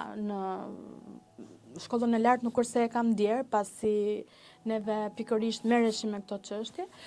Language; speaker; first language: Albanian; native; Albanian